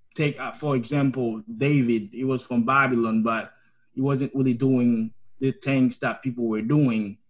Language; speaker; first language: English; non-native, fluent; Haitian Creole